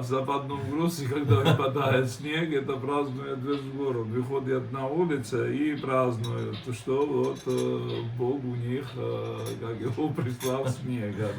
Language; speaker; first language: Russian; non-native, fluent; Georgian